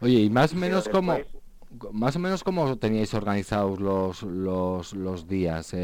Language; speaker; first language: Spanish; native; Spanish